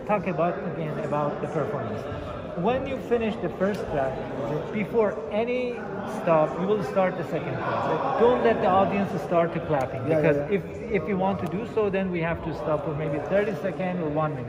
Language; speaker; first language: English; non-native, learner; Urdu